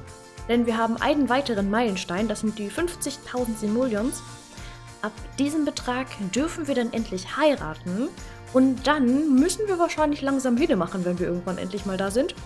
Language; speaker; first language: German; native; German